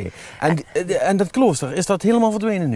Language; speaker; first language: Dutch; native; Dutch